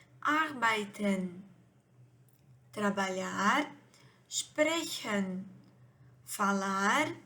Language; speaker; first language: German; non-native, fluent; Portuguese